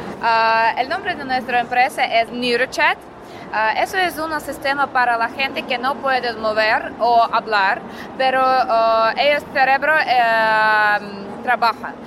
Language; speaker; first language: Spanish; non-native, learner; Russian